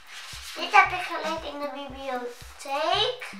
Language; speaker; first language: Dutch; early bilingual, other home language; Indonesian